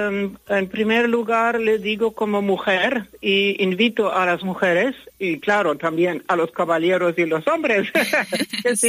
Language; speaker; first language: Spanish; non-native, fluent; German